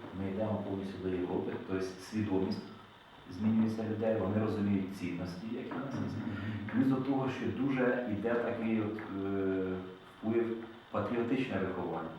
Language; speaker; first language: Ukrainian; native; Ukrainian